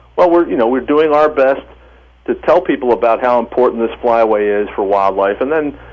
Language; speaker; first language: English; native; English